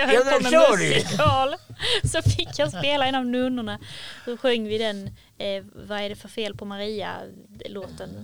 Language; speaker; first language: Swedish; native; Swedish